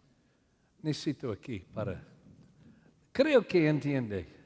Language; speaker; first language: Spanish; non-native, learner; English